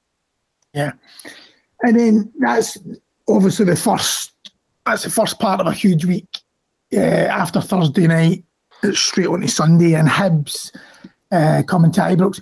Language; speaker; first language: English; native; English